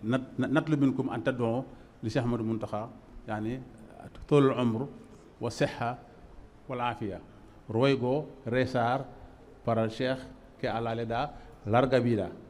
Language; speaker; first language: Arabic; non-native, fluent; Wolof